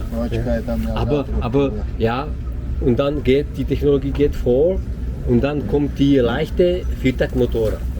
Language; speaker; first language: German; non-native, learner; Czech